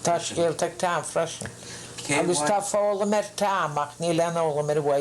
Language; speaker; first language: Irish; native; Irish